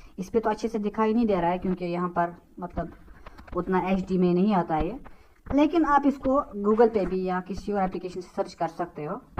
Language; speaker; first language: Hindi; non-native, local second language; Kashmiri